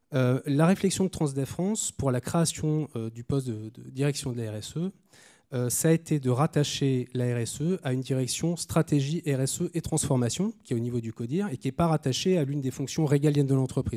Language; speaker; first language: French; native; French